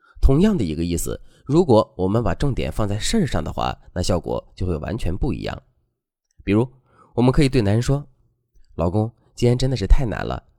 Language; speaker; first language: Chinese; native; Chinese